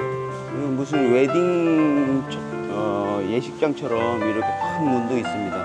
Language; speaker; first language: Korean; native; Korean